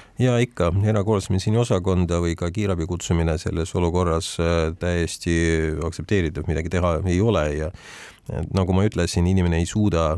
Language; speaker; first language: Estonian; non-native, local second language; Russian